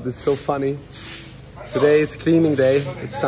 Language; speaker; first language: English; non-native, fluent; German